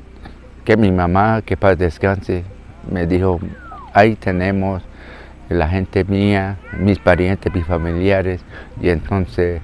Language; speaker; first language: Spanish; non-native, local second language; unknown